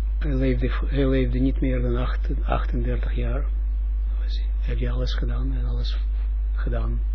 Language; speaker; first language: Dutch; non-native, fluent; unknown